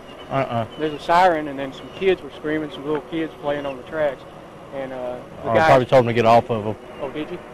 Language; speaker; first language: English; native; English